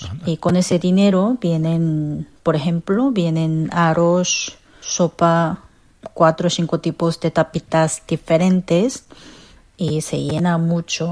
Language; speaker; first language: Spanish; non-native, fluent; Korean